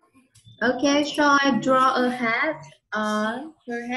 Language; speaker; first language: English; non-native, learner; Vietnamese